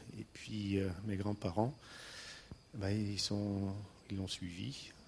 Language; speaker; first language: French; non-native, fluent; Armenian